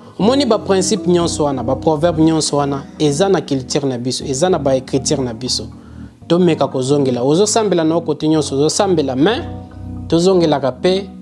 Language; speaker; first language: Lingala; non-native, local second language; Kongo